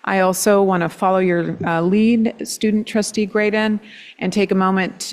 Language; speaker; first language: English; native; English